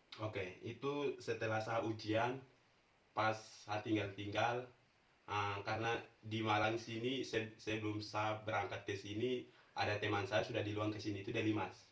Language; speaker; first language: Indonesian; non-native, local second language; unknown